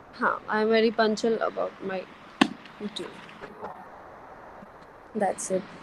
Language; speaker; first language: English; non-native, learner; Hindi